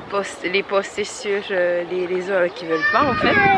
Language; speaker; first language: French; native; French